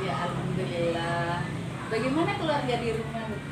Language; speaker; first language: Indonesian; native; Indonesian